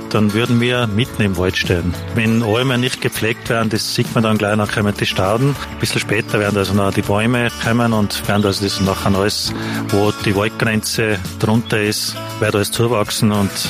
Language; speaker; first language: German; native; German